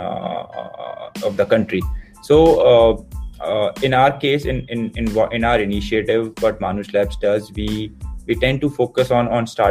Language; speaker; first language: English; non-native, local second language; Hindi